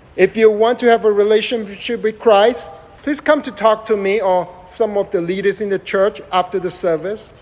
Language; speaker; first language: English; non-native, local second language; Chinese